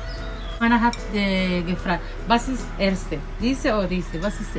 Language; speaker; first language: German; non-native, learner; Spanish